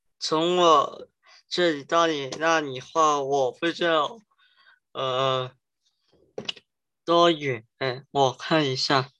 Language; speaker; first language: Chinese; early bilingual, heritage; Chinese